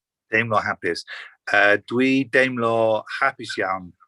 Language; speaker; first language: Welsh; non-native, learner; English